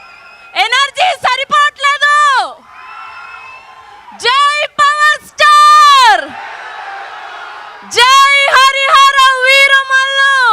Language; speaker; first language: Telugu; native; Telugu